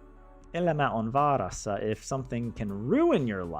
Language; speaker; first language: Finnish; non-native, learner; English